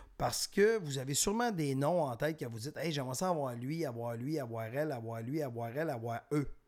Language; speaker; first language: French; native; French